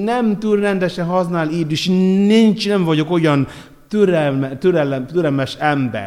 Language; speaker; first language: Hungarian; non-native, learner; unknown